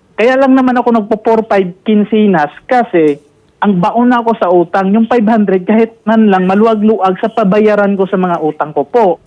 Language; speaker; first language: Filipino; native; Filipino